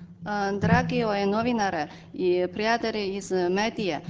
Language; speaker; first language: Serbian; non-native, fluent; Chinese